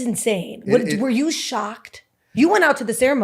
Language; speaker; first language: English; native; English